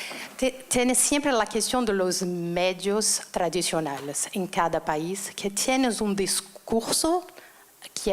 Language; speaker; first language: Spanish; non-native, learner; Portuguese